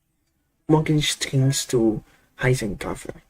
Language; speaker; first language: German; non-native, learner; Spanish